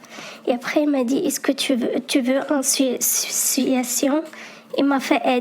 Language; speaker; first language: French; non-native, learner; Arabic